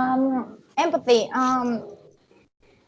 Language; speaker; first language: English; non-native, fluent; Spanish